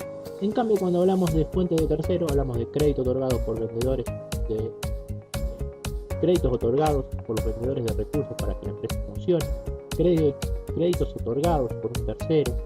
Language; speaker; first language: Spanish; native; Spanish